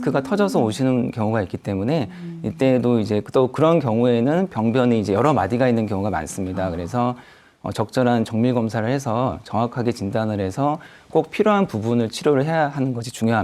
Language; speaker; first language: Korean; native; Korean